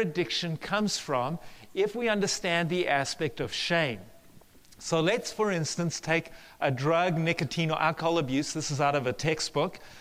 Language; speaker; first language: English; native; English